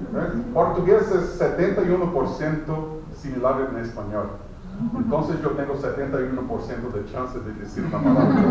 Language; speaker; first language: Spanish; non-native, fluent; Portuguese